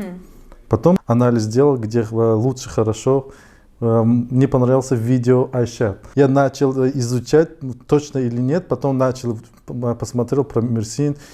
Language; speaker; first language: Russian; non-native, fluent; Tajik